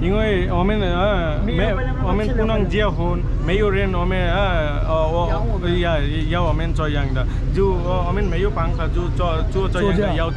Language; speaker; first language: Chinese; non-native, learner; Bangla